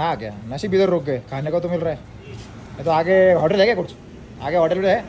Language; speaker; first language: Hindi; non-native, local second language; Marathi